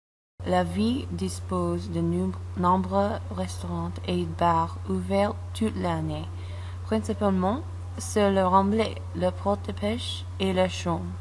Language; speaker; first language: French; non-native, learner; English